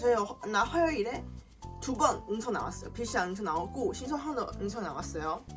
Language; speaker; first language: Korean; non-native, fluent; Chinese